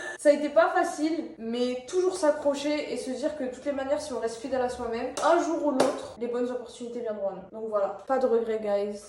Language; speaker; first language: French; native; French